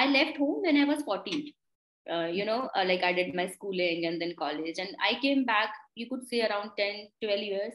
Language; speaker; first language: English; non-native, local second language; Hindi